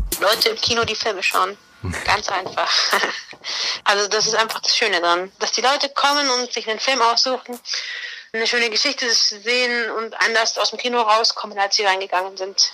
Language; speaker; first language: German; native; German